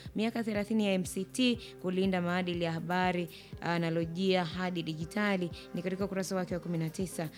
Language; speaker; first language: Swahili; native; Swahili